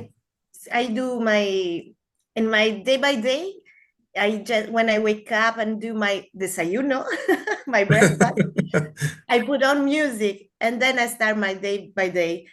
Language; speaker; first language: English; non-native, learner; Spanish